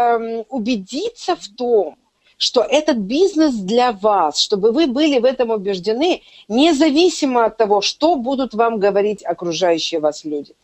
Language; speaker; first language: Russian; native; Russian